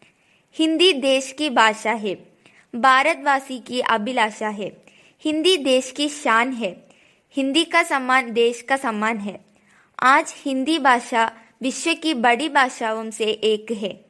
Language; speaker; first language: Hindi; non-native, local second language; Malayalam